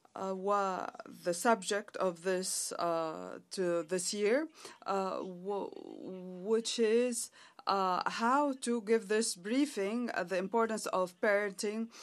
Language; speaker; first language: English; non-native, fluent; Arabic